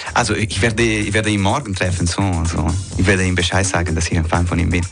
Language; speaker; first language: German; non-native, local second language; Italian